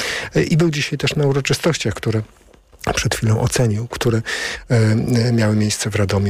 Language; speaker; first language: Polish; native; Polish